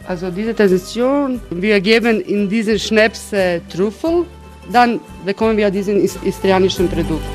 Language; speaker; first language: German; non-native, learner; Croatian